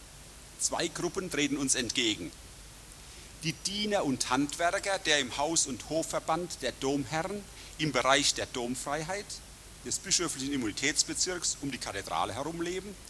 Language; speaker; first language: German; native; German